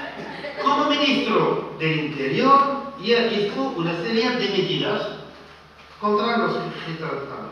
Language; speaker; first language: Spanish; non-native, fluent; French